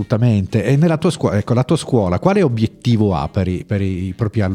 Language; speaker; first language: Italian; native; Italian